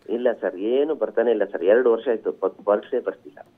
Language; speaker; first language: Kannada; native; Kannada